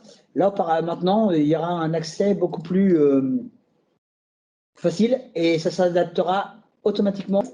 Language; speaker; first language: French; native; French